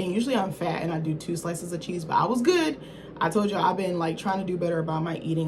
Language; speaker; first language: English; native; English